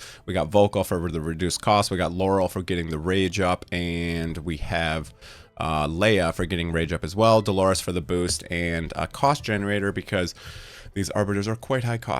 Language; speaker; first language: English; native; English